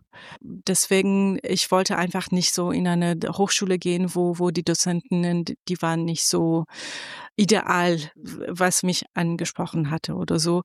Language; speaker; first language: German; non-native, fluent; Persian